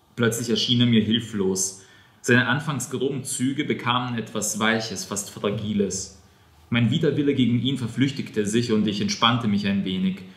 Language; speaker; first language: German; non-native, fluent; Serbian